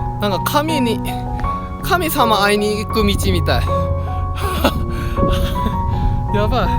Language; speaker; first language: Japanese; non-native, fluent; Korean